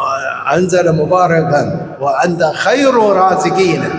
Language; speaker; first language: Arabic; non-native, fluent; Chinese